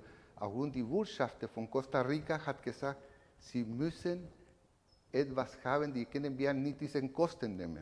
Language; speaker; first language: German; non-native, learner; Spanish